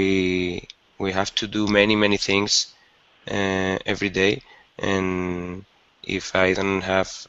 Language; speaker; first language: English; non-native, learner; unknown